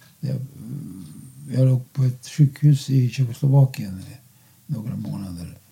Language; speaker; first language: Swedish; non-native, fluent; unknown